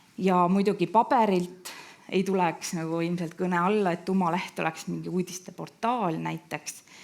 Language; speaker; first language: Estonian; native; Estonian